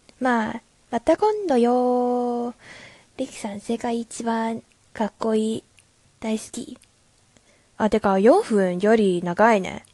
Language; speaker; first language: Japanese; non-native, learner; Chinese